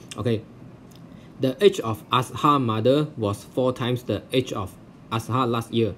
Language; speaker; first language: English; non-native, local second language; Chinese